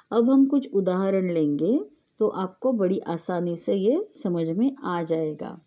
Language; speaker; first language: Hindi; non-native, local second language; Marathi